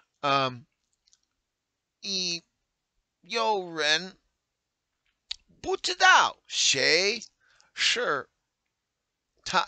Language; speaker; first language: Chinese; non-native, learner; English